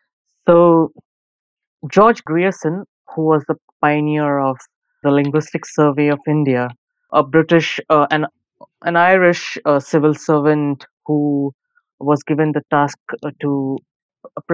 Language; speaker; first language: English; non-native, local second language; Urdu